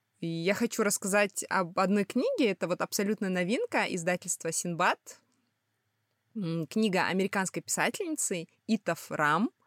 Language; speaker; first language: Russian; native; Russian